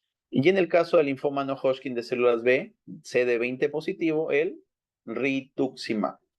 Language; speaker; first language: Spanish; native; Spanish